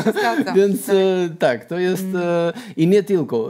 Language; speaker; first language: Polish; non-native, learner; Portuguese